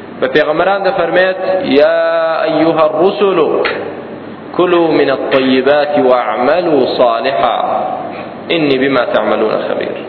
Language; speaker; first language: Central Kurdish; native; Central Kurdish